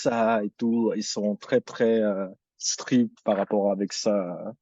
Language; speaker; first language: French; early bilingual, other home language; Filipino